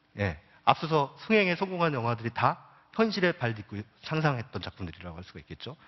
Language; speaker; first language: Korean; native; Korean